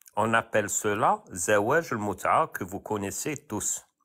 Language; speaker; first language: French; non-native, local second language; Arabic